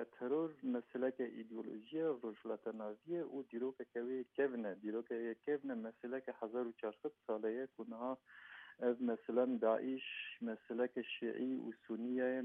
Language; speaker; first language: Kurdish; early bilingual, heritage; Kurdish